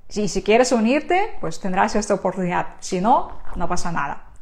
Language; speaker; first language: Spanish; non-native, fluent; Ukrainian